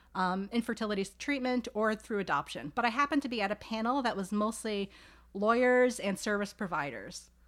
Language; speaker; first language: English; native; English